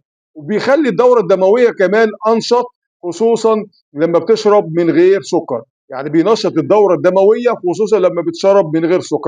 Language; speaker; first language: Arabic; native; Arabic